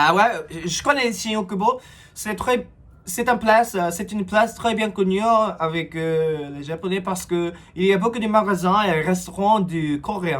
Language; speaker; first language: French; non-native, learner; Japanese